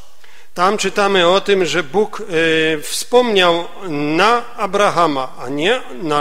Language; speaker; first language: Polish; native; Polish